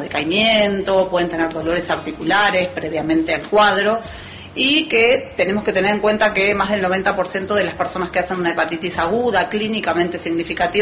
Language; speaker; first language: Spanish; native; Spanish